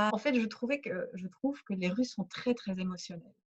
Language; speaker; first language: French; early bilingual, other home language; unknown